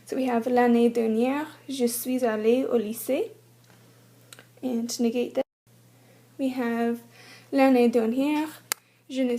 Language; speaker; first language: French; non-native, learner; English